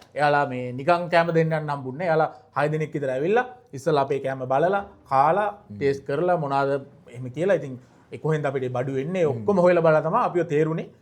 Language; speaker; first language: Sinhala; native; Sinhala